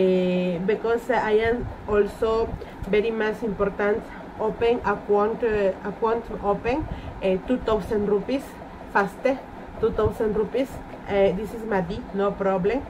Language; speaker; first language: English; non-native, learner; Spanish